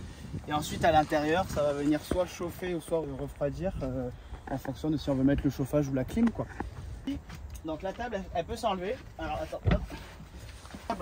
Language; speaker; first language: French; native; French